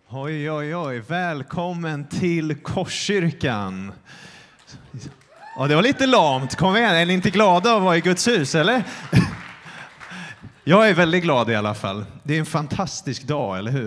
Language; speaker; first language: Swedish; native; Swedish